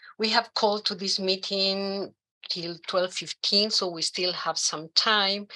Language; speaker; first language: English; non-native, fluent; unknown